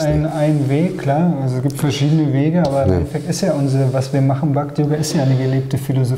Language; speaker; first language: German; native; German